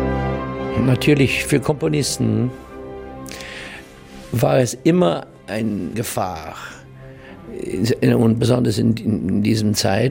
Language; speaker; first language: German; non-native, fluent; English